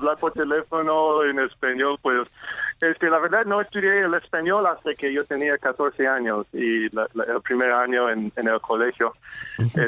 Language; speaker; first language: Spanish; non-native, fluent; English